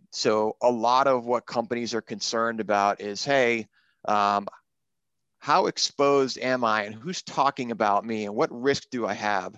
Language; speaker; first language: English; native; English